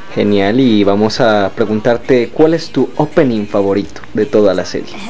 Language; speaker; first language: Spanish; native; Spanish